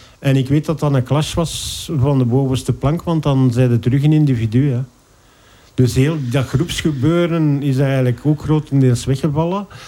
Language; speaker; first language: Dutch; native; Dutch